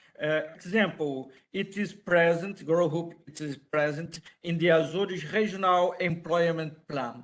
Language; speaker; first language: English; non-native, learner; Portuguese